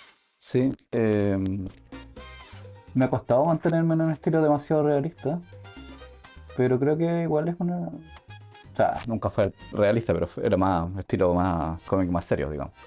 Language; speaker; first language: Spanish; native; Spanish